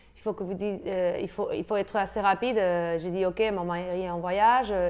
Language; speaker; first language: French; non-native, fluent; Spanish